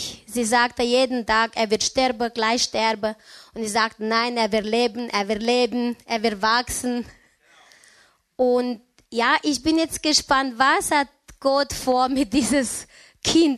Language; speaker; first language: German; non-native, learner; Romanian